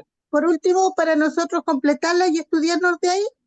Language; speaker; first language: Spanish; native; Spanish